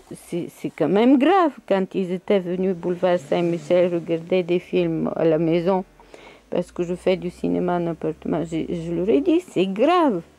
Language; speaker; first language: French; non-native, fluent; Bulgarian